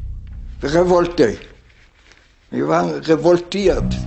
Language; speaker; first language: German; non-native, learner; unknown